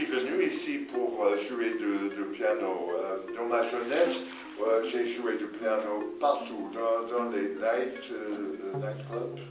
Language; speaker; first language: French; non-native, fluent; English